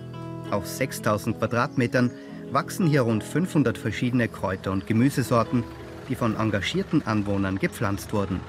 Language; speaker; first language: German; native; German